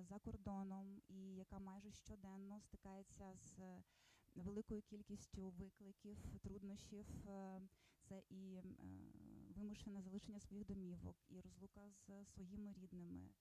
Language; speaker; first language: Ukrainian; native; Ukrainian